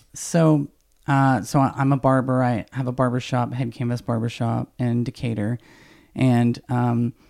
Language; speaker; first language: English; native; English